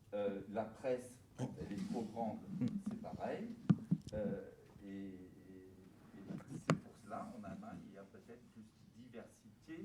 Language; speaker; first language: French; non-native, fluent; German